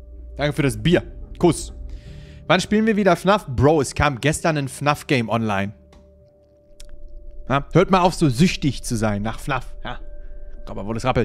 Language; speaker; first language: German; native; German